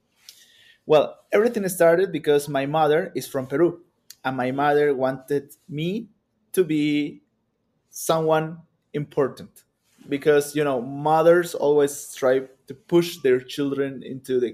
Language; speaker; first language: English; non-native, fluent; Spanish